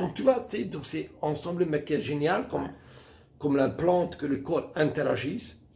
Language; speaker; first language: French; non-native, fluent; Hungarian